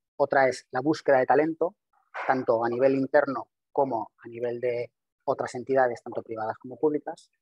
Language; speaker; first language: Spanish; non-native, local second language; Catalan